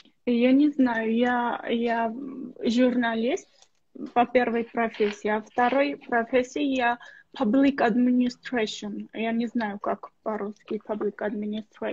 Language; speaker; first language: Russian; non-native, local second language; Armenian